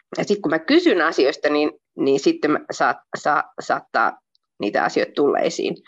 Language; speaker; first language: Finnish; early bilingual, other home language; Spanish